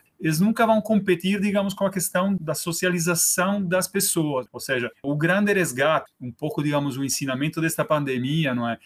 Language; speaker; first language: Portuguese; non-native, fluent; Italian